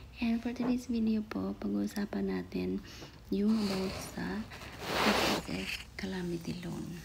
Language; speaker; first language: Filipino; non-native, local second language; Waray